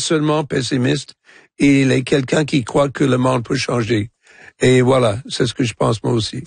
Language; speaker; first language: French; non-native, local second language; English